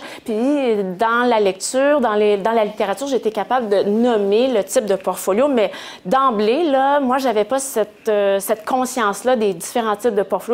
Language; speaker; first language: French; native; French